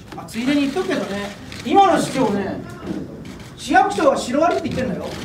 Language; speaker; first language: Japanese; native; Japanese